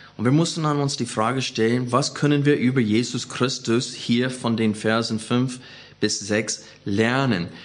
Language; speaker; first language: German; non-native, fluent; English